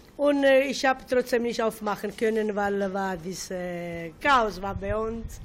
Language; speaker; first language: German; non-native, learner; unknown